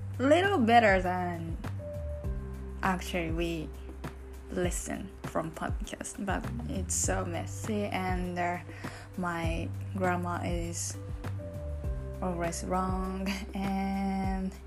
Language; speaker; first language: English; non-native, learner; Japanese